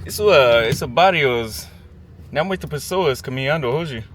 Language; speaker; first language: Portuguese; non-native, learner; English